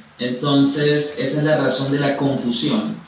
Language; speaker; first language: Spanish; native; Spanish